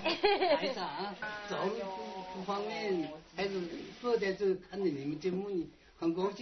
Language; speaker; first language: Chinese; non-native, local second language; Korean